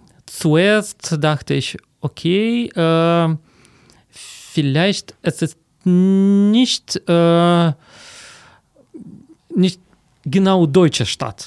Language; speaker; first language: German; non-native, fluent; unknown